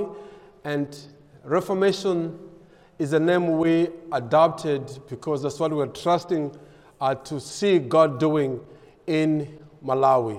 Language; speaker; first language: English; non-native, local second language; Nyanja